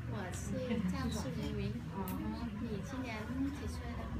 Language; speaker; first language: Chinese; non-native, learner; Vietnamese